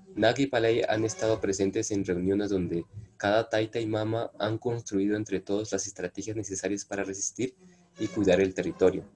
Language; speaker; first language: Spanish; non-native, local second language; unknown